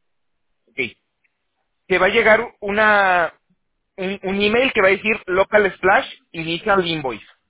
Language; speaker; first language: Spanish; native; Spanish